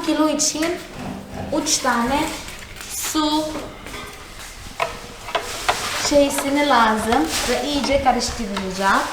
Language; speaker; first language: Turkish; non-native, fluent; Portuguese